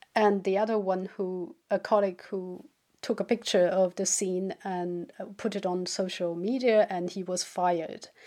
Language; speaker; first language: English; non-native, fluent; Chinese